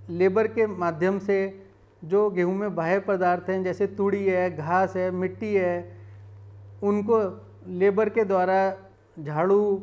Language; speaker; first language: Hindi; native; Hindi